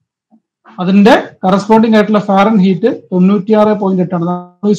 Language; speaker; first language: Malayalam; native; Malayalam